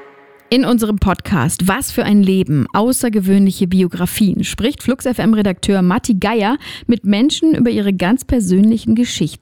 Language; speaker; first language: German; native; German